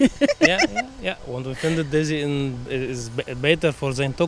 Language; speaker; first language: Dutch; non-native, learner; Arabic